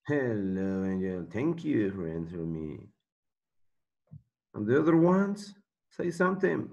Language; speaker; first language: English; non-native, learner; Spanish